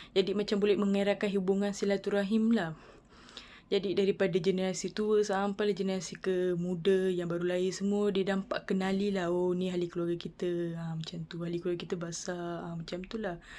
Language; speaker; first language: Malay; non-native, local second language; Tamil